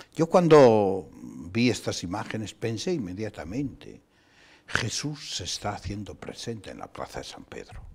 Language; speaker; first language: Spanish; non-native, local second language; Galician